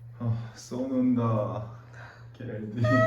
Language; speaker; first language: Turkish; non-native, learner; Korean